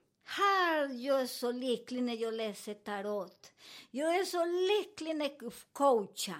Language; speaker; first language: Swedish; non-native, learner; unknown